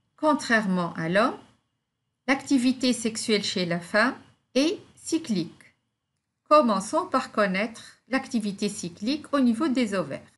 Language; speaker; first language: French; non-native, local second language; Arabic